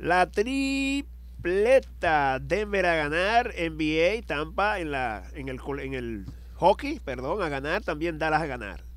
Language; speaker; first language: Spanish; native; Spanish